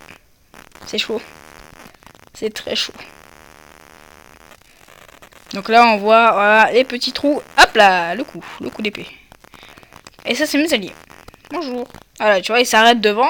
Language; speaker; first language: French; native; French